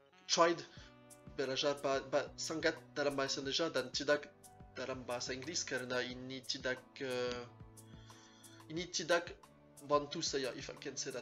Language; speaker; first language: Indonesian; non-native, learner; French